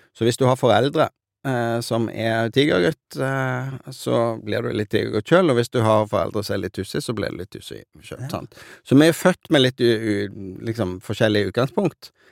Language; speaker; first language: Norwegian; native; Norwegian